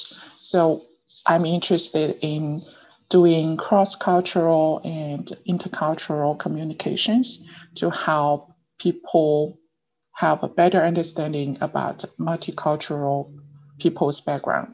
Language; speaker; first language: English; non-native, fluent; Chinese